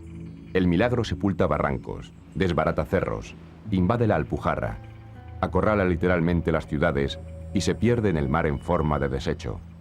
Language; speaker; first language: Spanish; native; Spanish